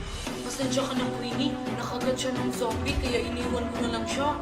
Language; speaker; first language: Filipino; native; Filipino